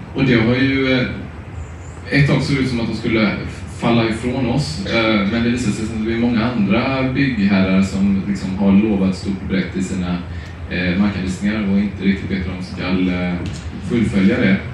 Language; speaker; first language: Swedish; native; Swedish